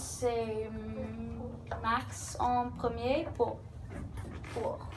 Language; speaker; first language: French; non-native, learner; English